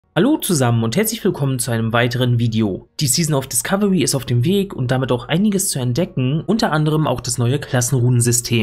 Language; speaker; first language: German; native; German